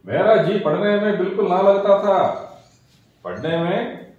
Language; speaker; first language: Hindi; non-native, local second language; Telugu